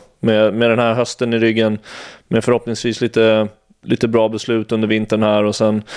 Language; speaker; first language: Swedish; native; Swedish